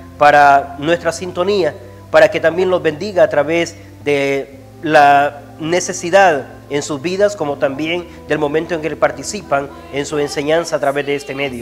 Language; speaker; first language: Spanish; native; Spanish